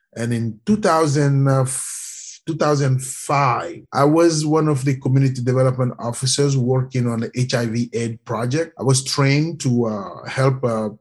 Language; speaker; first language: English; non-native, fluent; French